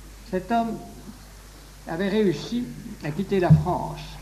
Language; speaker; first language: French; native; French